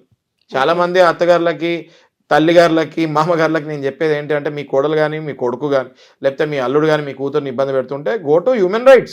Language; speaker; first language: Telugu; native; Telugu